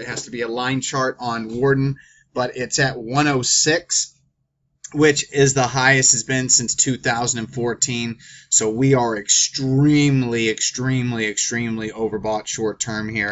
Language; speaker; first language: English; native; English